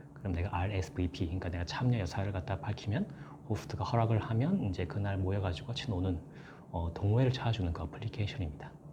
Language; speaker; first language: Korean; native; Korean